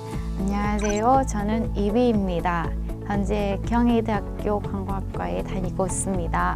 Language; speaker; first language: Korean; non-native, fluent; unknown